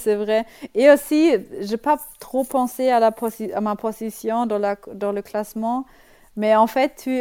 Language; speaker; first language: French; non-native, learner; German